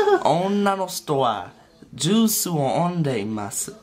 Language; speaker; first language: Japanese; non-native, learner; English